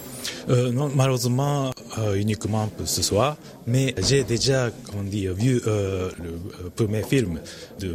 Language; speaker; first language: French; non-native, fluent; Japanese